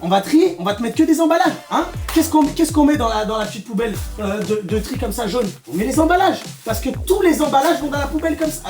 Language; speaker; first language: French; native; French